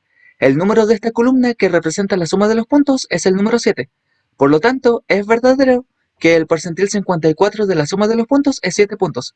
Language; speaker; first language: Spanish; native; Spanish